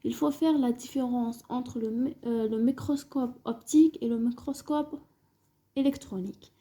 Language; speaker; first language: French; non-native, local second language; Arabic